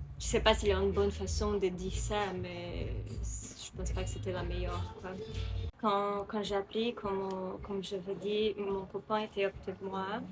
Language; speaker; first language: French; non-native, fluent; Portuguese